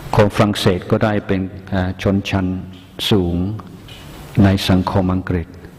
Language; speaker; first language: Thai; non-native, fluent; English